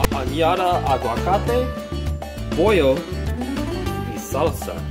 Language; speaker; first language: Spanish; non-native, learner; English